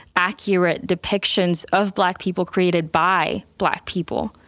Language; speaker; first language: English; non-native, fluent; Spanish